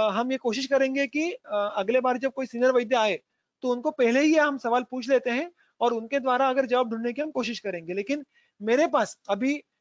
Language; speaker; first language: Hindi; non-native, local second language; Marathi